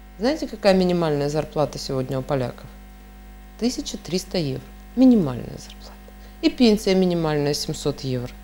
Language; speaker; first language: Russian; native; Russian